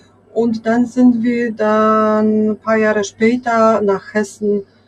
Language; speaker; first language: German; non-native, fluent; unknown